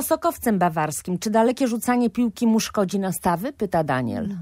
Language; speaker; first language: Polish; native; Polish